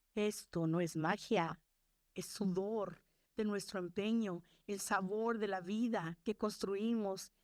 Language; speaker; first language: Spanish; early bilingual, other home language; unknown